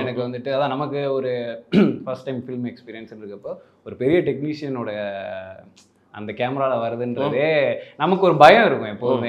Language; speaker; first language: Tamil; native; Tamil